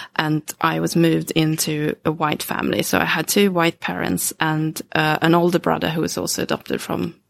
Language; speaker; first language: English; early bilingual, other home language; Swedish